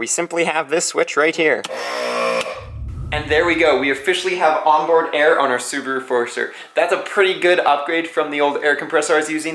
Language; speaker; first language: English; native; English